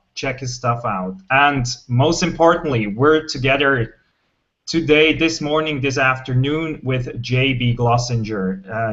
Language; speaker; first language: English; non-native, fluent; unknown